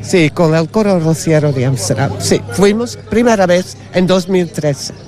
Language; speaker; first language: Spanish; non-native, learner; Dutch